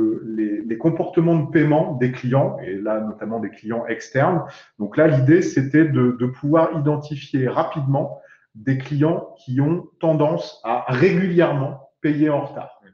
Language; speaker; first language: French; native; French